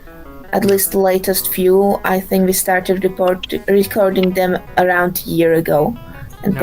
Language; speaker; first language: English; non-native, fluent; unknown